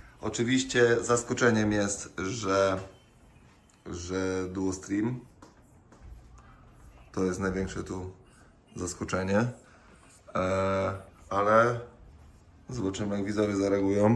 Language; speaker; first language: Polish; native; Polish